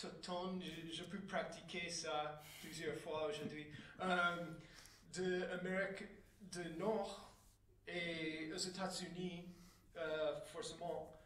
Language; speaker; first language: French; non-native, fluent; English